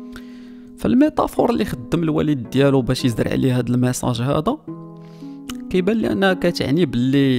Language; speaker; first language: Arabic; native; Arabic